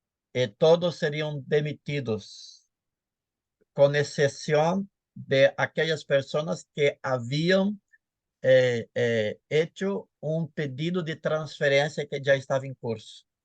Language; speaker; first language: Spanish; non-native, fluent; Portuguese